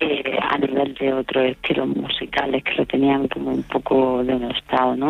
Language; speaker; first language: Spanish; native; Spanish